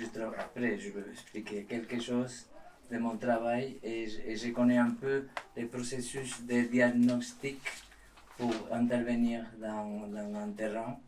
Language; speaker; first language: French; non-native, learner; Spanish